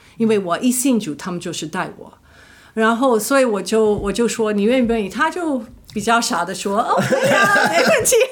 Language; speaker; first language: Chinese; non-native, fluent; English